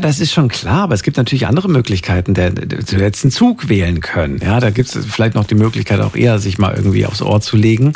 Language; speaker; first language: German; native; German